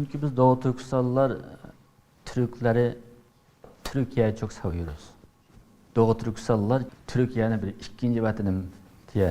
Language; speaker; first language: Turkish; non-native, learner; Uyghur